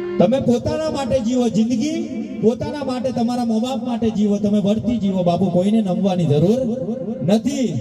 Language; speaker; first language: Gujarati; native; Gujarati